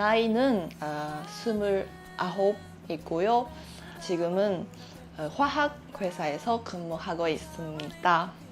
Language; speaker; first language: Korean; non-native, learner; Japanese